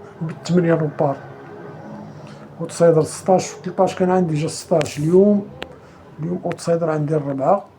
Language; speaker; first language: Arabic; native; Arabic